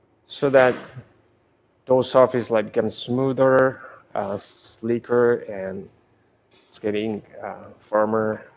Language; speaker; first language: English; non-native, fluent; Japanese